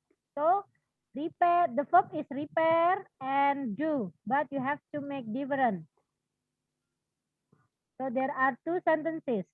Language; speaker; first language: English; non-native, fluent; Indonesian